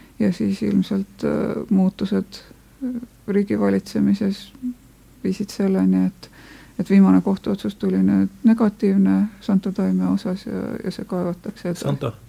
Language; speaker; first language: Estonian; native; Estonian